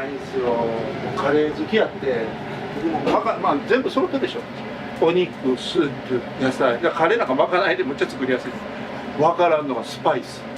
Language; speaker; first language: Japanese; native; Japanese